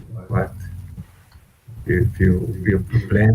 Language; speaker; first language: English; non-native, fluent; Portuguese